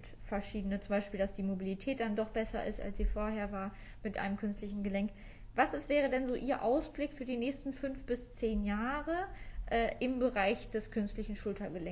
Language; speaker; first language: German; native; German